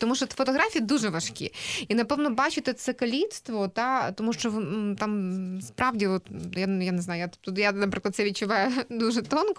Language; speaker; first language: Ukrainian; native; Ukrainian